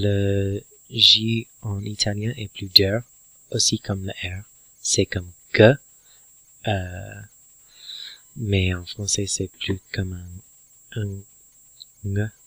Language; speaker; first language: French; non-native, learner; English